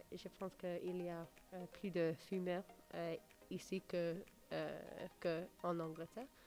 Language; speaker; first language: French; non-native, learner; English